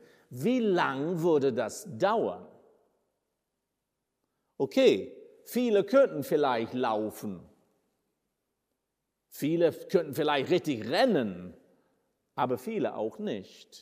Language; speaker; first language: German; non-native, fluent; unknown